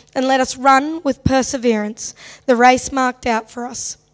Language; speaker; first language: English; native; English